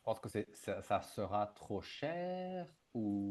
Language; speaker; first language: French; native; French